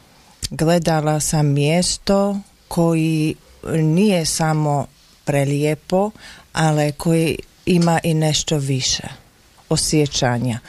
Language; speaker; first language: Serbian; non-native, learner; Slovak